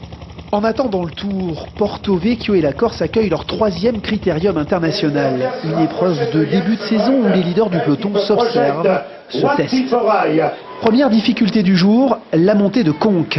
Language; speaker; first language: French; native; French